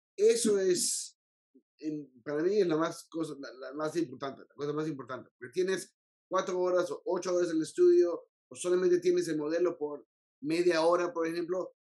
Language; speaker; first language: Spanish; early bilingual, heritage; Spanish